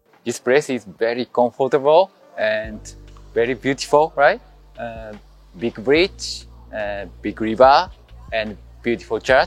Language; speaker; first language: English; non-native, learner; Japanese